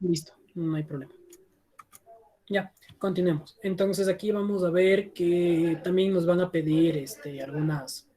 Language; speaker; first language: Spanish; native; Spanish